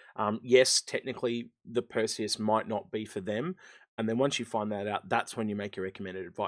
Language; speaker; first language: English; native; English